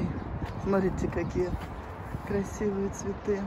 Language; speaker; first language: Russian; native; Russian